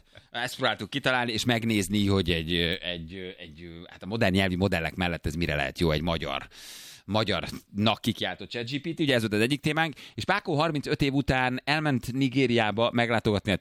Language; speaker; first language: Hungarian; native; Hungarian